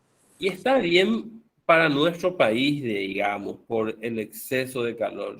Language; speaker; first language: Spanish; native; Spanish